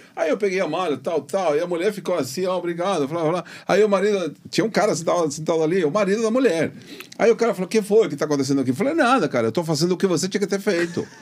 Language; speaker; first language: Portuguese; non-native, fluent; Spanish